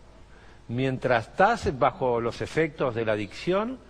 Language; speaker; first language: Spanish; native; Spanish